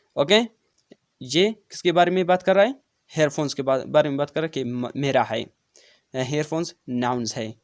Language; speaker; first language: Urdu; non-native, local second language; Brahui